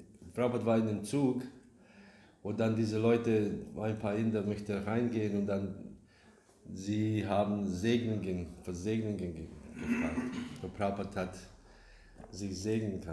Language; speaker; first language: German; non-native, learner; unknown